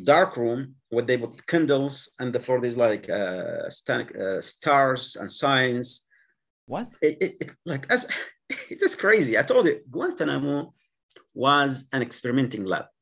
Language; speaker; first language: English; non-native, fluent; Arabic